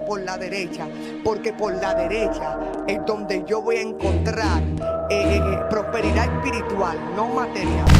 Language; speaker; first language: Spanish; native; Spanish